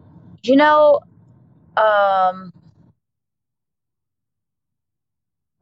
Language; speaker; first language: English; native; English